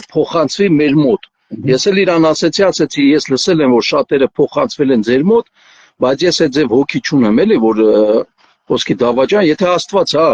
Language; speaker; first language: Armenian; native; Armenian